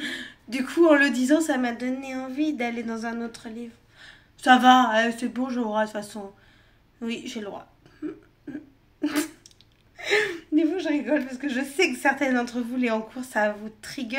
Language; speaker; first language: French; native; French